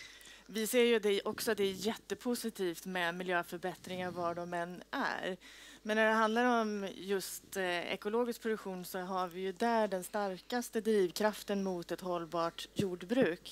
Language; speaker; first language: Swedish; native; Swedish